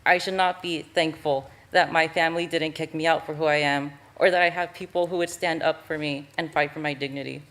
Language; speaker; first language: English; native; English